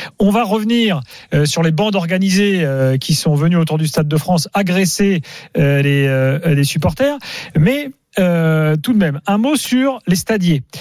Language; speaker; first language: French; native; French